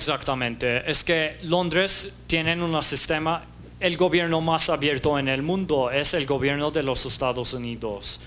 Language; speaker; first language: Spanish; non-native, fluent; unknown